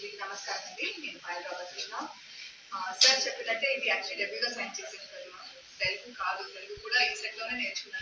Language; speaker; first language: Telugu; non-native, fluent; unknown